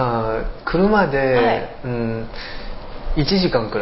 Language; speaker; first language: Japanese; non-native, learner; Chinese